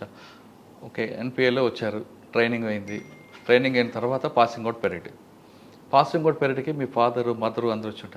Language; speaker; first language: Telugu; native; Telugu